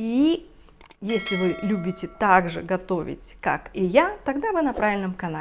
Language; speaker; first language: Russian; native; Russian